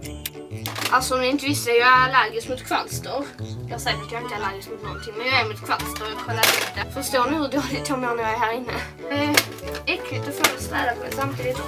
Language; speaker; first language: Swedish; native; Swedish